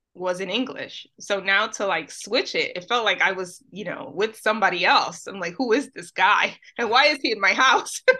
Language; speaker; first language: English; early bilingual, other home language; Spanish